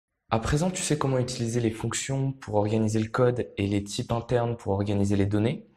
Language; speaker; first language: French; native; French